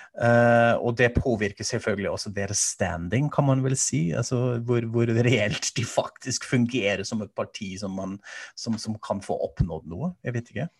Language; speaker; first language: Norwegian; non-native, fluent; German